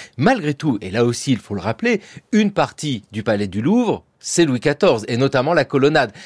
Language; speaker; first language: French; native; French